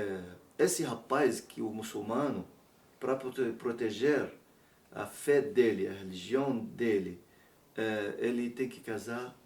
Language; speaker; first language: Portuguese; non-native, learner; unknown